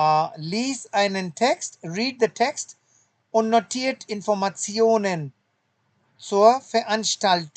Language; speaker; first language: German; non-native, fluent; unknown